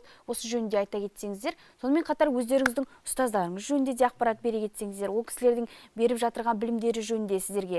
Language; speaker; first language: Kazakh; native; Kazakh